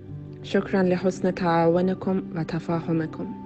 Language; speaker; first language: Arabic; native; Arabic